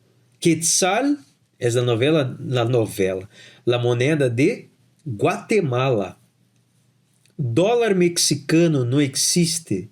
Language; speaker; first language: Spanish; non-native, fluent; Portuguese